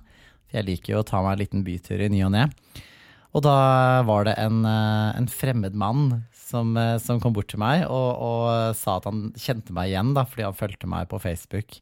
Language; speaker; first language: Norwegian; native; Norwegian